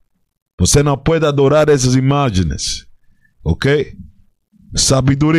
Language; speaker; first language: Portuguese; non-native, fluent; Spanish